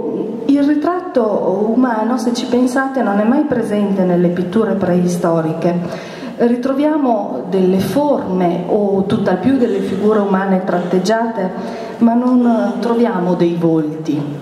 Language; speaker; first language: Italian; native; Italian